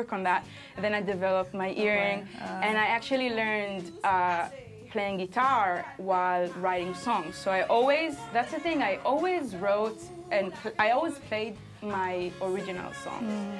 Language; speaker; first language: English; non-native, fluent; Hebrew